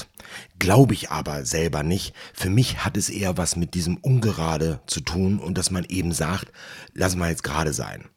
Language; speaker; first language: German; native; German